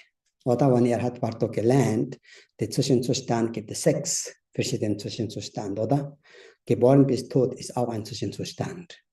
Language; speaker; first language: German; non-native, learner; Tibetan